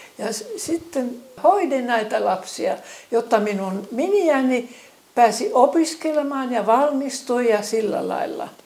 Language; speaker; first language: Finnish; early bilingual, other home language; Estonian